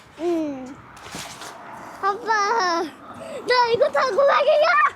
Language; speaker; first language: Korean; early bilingual, heritage; Korean